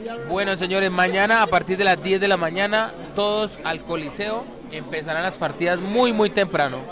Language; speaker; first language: Spanish; native; Spanish